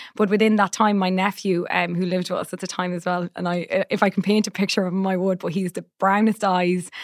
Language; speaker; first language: English; native; English